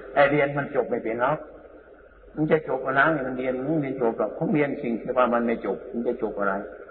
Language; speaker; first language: Thai; non-native, local second language; Northeastern Thai